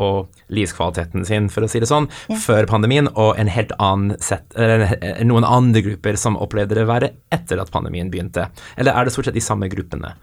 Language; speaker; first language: Norwegian; native; Norwegian